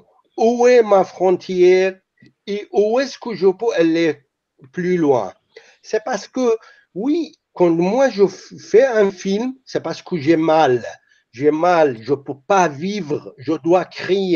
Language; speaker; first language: French; non-native, fluent; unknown